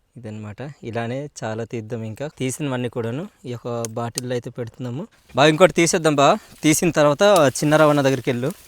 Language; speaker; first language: Telugu; native; Telugu